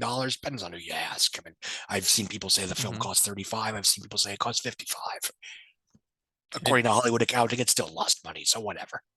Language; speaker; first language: English; native; English